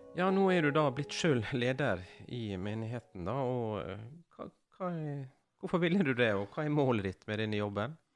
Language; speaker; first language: Norwegian; native; Norwegian